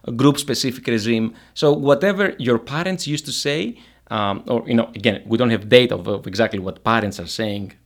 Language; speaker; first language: English; non-native, fluent; Greek